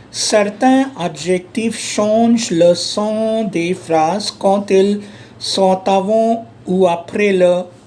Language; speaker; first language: French; non-native, fluent; Hindi